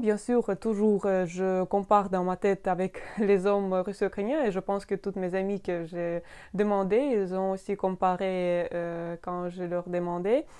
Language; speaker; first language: French; non-native, fluent; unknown